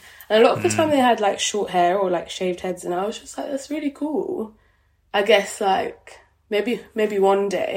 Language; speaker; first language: English; native; English